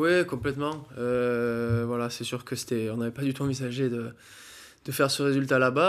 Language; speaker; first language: French; native; French